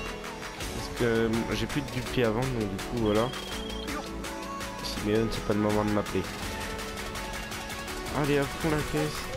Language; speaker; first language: French; native; French